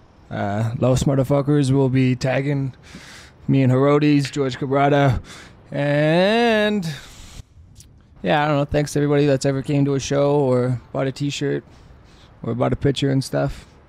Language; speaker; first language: English; native; English